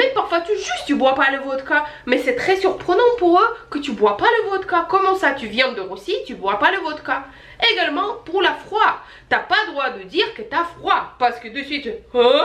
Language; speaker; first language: French; non-native, fluent; Russian